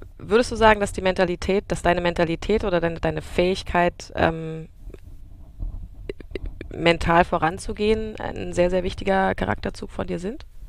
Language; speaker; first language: German; native; German